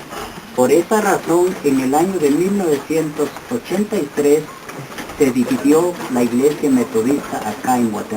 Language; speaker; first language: Spanish; non-native, local second language; Kʼicheʼ